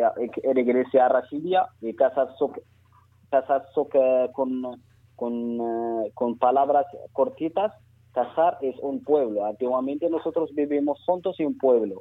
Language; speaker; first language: Spanish; non-native, learner; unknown